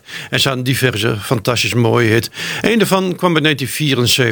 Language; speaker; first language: Dutch; native; Dutch